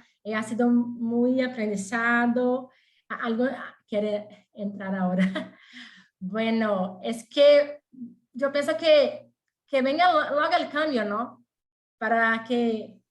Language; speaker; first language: Spanish; non-native, fluent; Portuguese